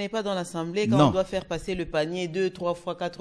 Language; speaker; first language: French; non-native, local second language; Lingala